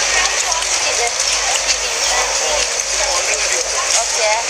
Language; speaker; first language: Indonesian; non-native, local second language; Malay